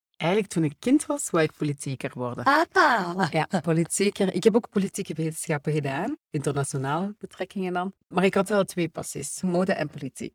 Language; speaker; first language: Dutch; native; Dutch